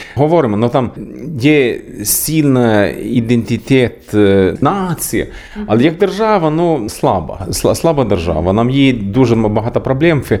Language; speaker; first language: Ukrainian; non-native, learner; Swedish